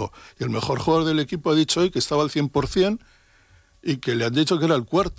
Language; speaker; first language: Spanish; native; Spanish